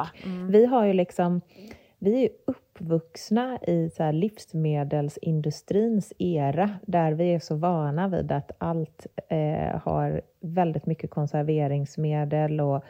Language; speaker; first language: Swedish; native; Swedish